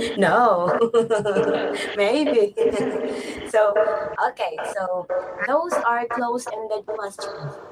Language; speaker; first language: English; non-native, fluent; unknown